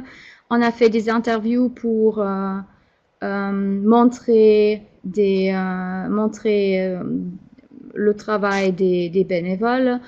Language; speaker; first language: French; non-native, fluent; German